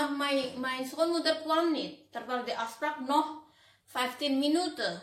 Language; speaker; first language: Dutch; non-native, learner; Indonesian